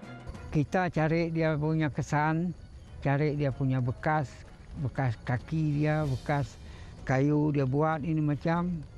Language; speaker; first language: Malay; non-native, local second language; Iban